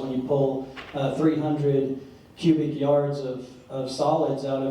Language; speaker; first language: English; native; English